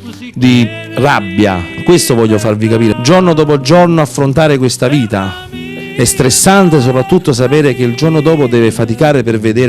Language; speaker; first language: Italian; native; Italian